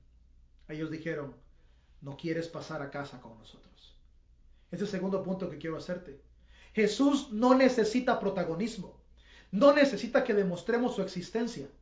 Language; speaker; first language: Spanish; native; Spanish